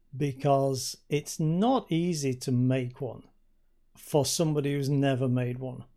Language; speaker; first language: English; native; English